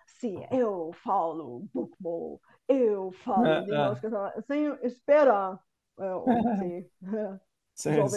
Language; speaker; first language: Portuguese; non-native, fluent; Bulgarian